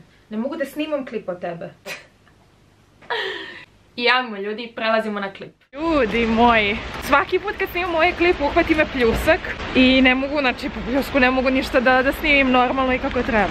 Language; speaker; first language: Serbian; native; Serbian